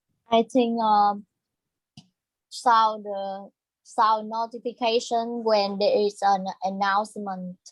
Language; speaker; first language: English; non-native, learner; Vietnamese